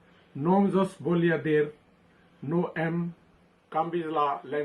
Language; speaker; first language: Catalan; non-native, fluent; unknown